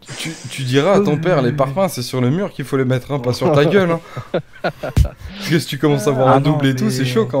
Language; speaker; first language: French; native; French